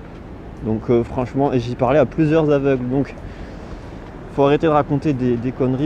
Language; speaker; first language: French; native; French